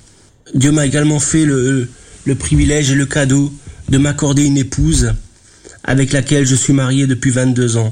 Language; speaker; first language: French; early bilingual, other home language; Portuguese